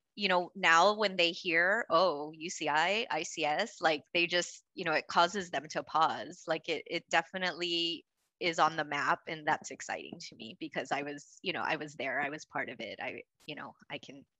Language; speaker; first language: English; native; English